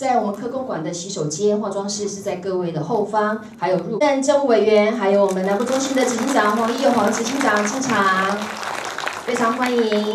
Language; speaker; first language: Chinese; native; Chinese